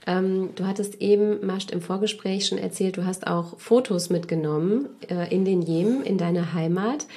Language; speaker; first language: German; native; German